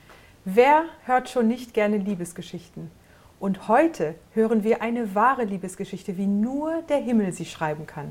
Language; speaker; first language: German; native; German